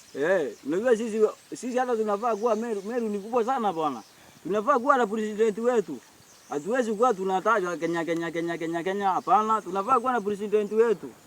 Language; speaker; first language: Swahili; native; Swahili